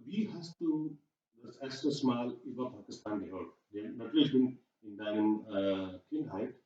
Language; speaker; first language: German; non-native, learner; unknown